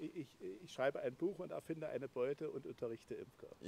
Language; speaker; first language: German; native; German